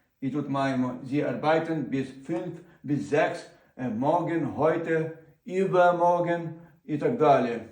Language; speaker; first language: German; non-native, learner; Ukrainian